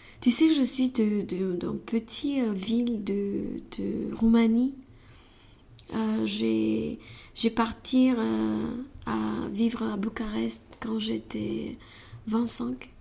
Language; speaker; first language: French; non-native, learner; Romanian